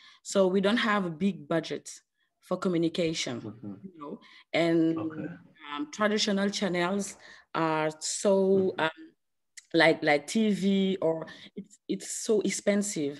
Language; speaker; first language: English; non-native, learner; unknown